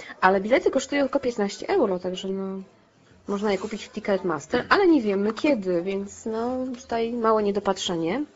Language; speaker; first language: Polish; native; Polish